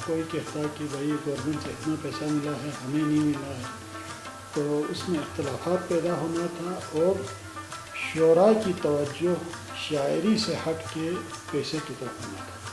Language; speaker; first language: Urdu; non-native, local second language; Balti